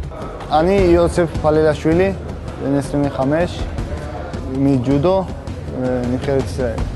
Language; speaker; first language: Hebrew; non-native, learner; Georgian